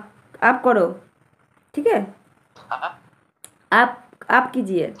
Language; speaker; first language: Hindi; non-native, local second language; Bangla